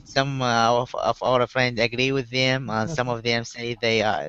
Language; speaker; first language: English; non-native, learner; Arabic